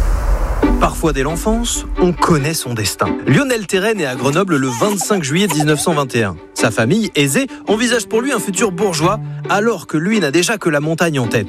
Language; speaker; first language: French; native; French